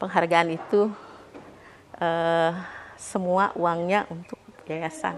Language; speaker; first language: Indonesian; native; Indonesian